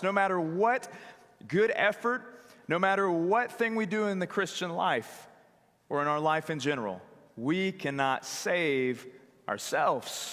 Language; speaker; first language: English; native; English